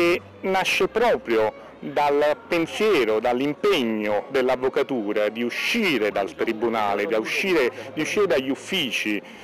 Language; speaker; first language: Italian; native; Italian